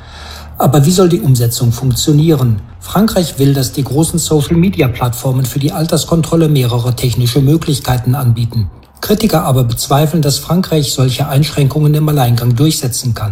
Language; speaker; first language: German; native; German